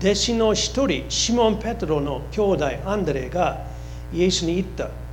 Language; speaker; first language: Japanese; non-native, fluent; English